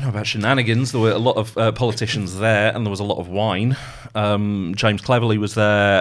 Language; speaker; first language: English; native; English